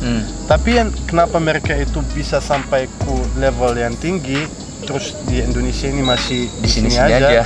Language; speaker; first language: Indonesian; non-native, fluent; Arabic